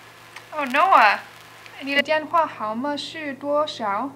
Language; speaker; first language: Chinese; non-native, learner; English